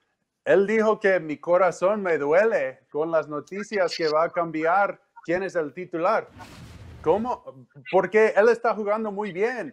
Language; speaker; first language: Spanish; non-native, learner; English